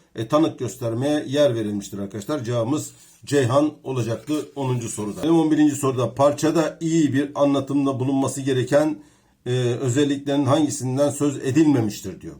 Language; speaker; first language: Turkish; native; Turkish